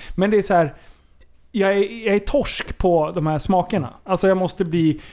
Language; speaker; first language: Swedish; native; Swedish